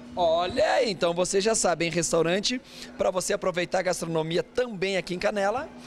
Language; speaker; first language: Portuguese; native; Portuguese